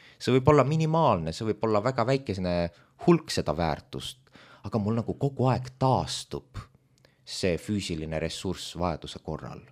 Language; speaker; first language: Estonian; native; Estonian